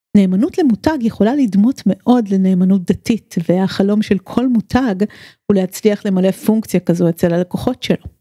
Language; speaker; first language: Hebrew; native; Hebrew